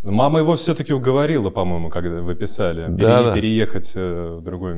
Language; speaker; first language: Russian; native; Russian